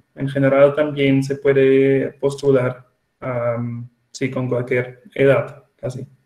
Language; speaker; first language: Spanish; non-native, fluent; Swiss German